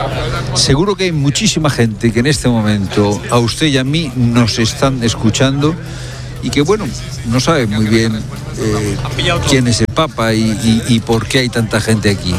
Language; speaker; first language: Spanish; native; Spanish